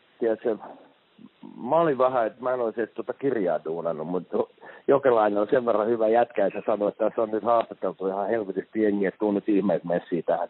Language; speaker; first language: Finnish; native; Finnish